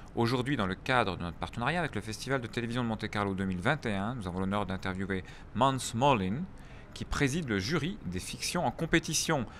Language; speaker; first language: French; native; French